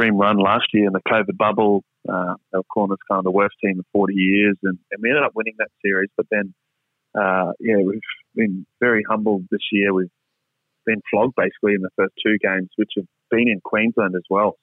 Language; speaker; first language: English; native; English